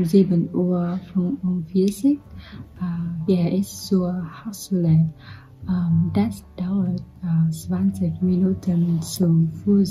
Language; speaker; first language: German; non-native, learner; Vietnamese